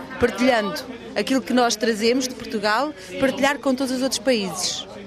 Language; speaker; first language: Portuguese; native; Portuguese